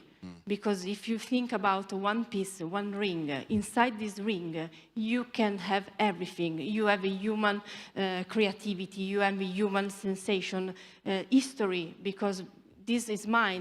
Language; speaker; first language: English; non-native, learner; Italian